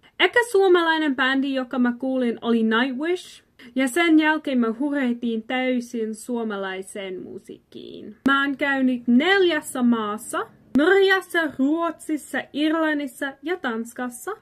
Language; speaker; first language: Finnish; non-native, learner; English